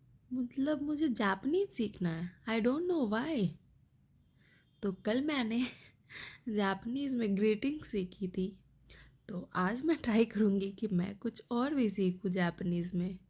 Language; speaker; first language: Hindi; native; Hindi